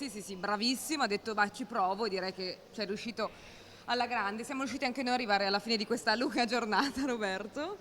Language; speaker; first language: Italian; native; Italian